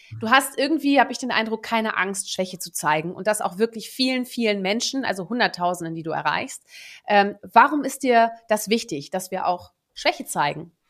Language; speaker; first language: German; early bilingual, other home language; Dutch